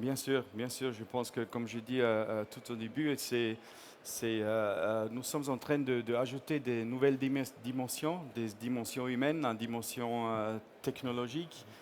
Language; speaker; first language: French; non-native, fluent; English